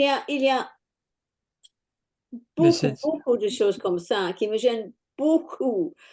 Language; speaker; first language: French; non-native, fluent; English